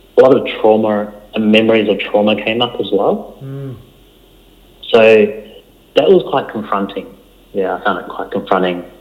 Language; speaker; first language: English; early bilingual, other home language; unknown